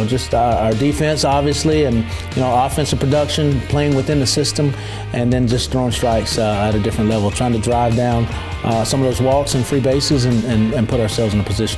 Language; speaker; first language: English; native; English